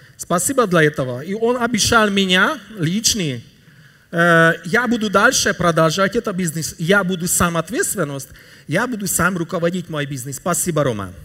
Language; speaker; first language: Russian; non-native, learner; Hungarian